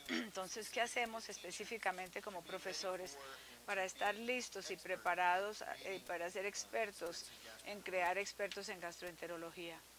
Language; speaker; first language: Spanish; non-native, fluent; English